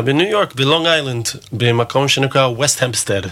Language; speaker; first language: Hebrew; non-native, fluent; English